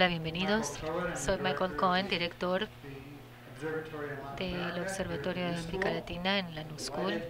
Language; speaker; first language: Spanish; non-native, fluent; English